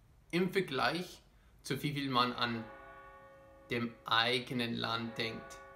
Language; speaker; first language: German; non-native, fluent; English